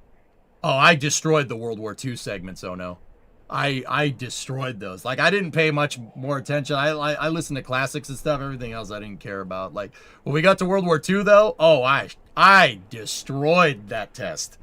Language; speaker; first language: English; native; English